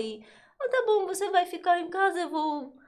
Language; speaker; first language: Portuguese; non-native, learner; Russian